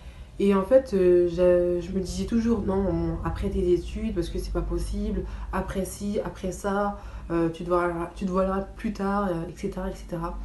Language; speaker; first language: French; early bilingual, other home language; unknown